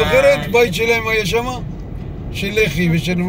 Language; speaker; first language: Hebrew; non-native, fluent; Nepali